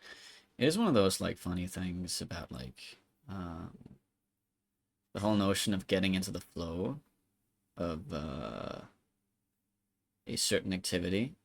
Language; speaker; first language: English; native; English